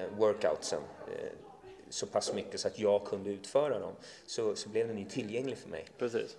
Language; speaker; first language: Swedish; early bilingual, other home language; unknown